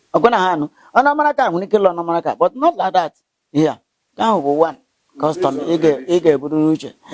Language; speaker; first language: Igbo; non-native, local second language; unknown